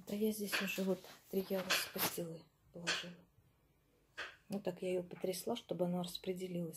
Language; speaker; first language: Russian; native; Russian